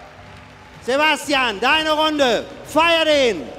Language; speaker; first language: German; native; German